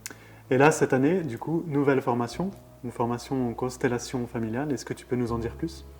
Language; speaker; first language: French; native; French